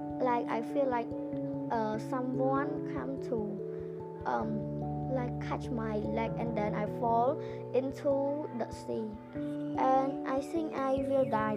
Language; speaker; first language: English; non-native, learner; Khmer